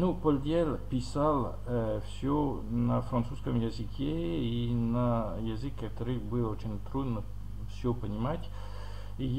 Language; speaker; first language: Russian; non-native, learner; French